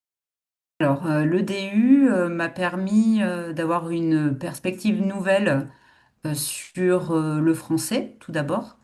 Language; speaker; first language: French; native; French